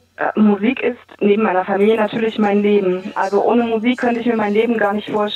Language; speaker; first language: German; native; German